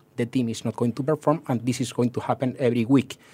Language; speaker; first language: English; non-native, fluent; Spanish